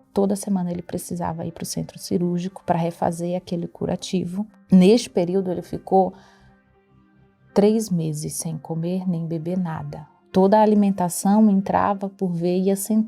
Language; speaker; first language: Portuguese; native; Portuguese